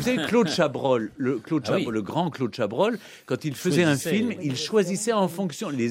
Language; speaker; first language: French; native; French